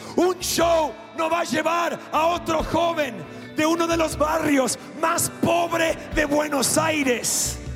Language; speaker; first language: Spanish; non-native, fluent; English